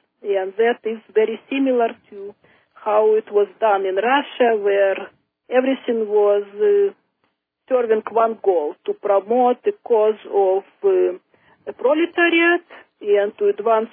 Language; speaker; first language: English; non-native, fluent; Russian